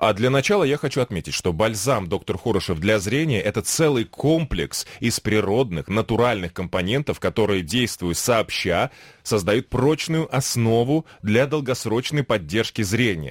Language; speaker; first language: Russian; native; Russian